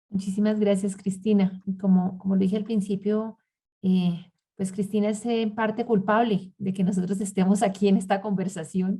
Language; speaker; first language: Spanish; native; Spanish